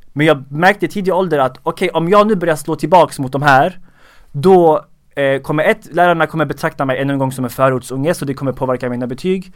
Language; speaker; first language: Swedish; early bilingual, other home language; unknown